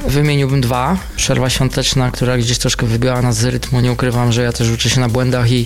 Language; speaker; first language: Polish; native; Polish